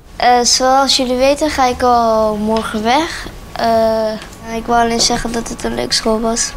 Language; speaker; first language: Dutch; early bilingual, other home language; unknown